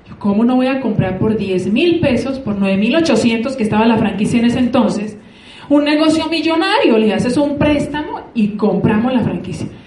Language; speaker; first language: Spanish; native; Spanish